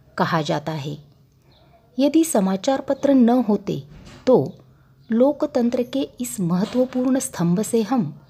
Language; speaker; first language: Hindi; non-native, local second language; Marathi